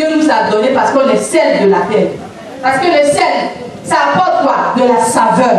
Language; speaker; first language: French; non-native, local second language; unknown